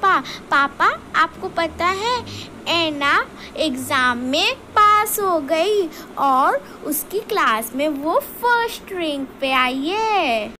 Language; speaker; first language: Hindi; native; Hindi